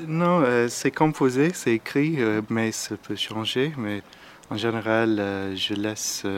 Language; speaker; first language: French; non-native, learner; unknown